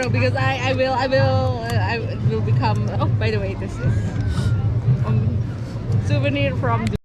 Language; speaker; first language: English; non-native, local second language; Indonesian